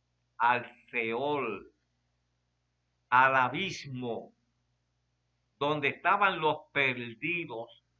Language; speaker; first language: Spanish; native; Spanish